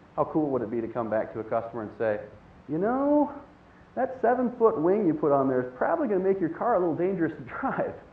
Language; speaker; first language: English; native; English